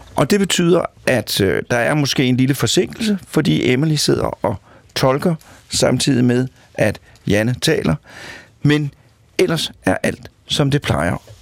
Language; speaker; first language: Danish; native; Danish